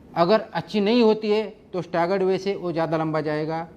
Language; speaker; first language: Hindi; non-native, local second language; Marathi